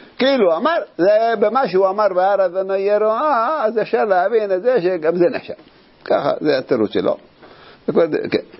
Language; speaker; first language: Hebrew; native; Hebrew